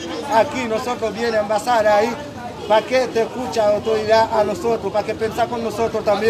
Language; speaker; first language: Spanish; non-native, learner; Haitian Creole